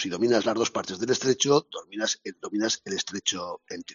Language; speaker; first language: Spanish; native; Spanish